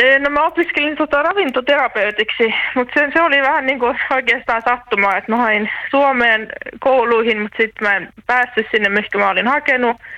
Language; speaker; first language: Finnish; native; Finnish